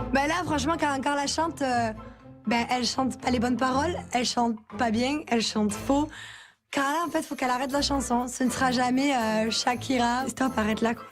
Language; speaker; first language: French; native; French